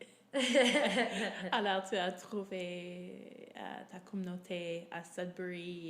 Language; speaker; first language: French; non-native, local second language; English